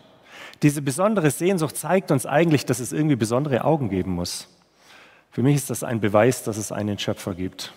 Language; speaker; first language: German; native; German